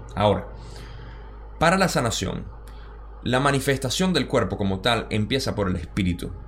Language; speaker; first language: Spanish; early bilingual, heritage; Spanish